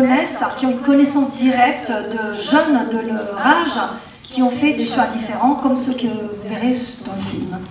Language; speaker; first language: French; native; French